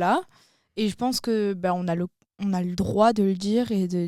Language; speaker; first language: French; native; French